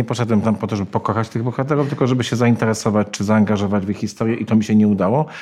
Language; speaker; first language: Polish; native; Polish